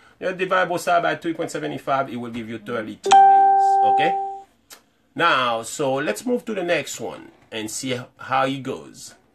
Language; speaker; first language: English; non-native, fluent; Haitian Creole